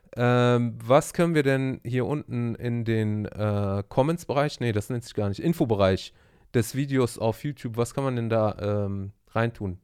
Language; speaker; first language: German; native; German